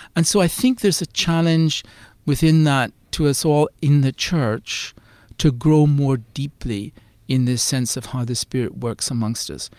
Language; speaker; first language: English; native; English